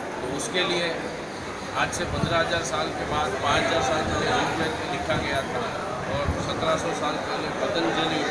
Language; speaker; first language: Hindi; non-native, local second language; Gujarati